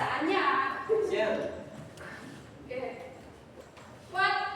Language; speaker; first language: English; non-native, learner; Indonesian